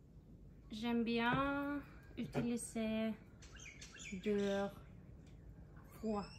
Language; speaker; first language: French; non-native, learner; Norwegian